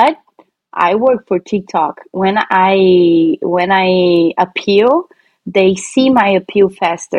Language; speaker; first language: English; non-native, fluent; Portuguese